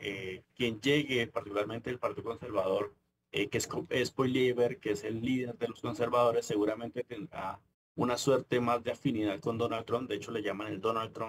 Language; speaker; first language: Spanish; native; Spanish